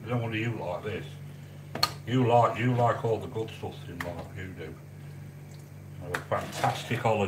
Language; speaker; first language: English; native; English